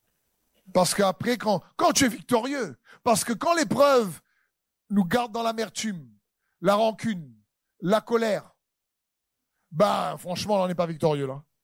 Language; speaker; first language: French; native; French